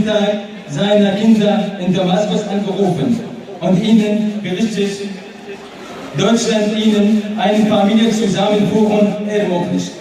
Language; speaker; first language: German; non-native, learner; Arabic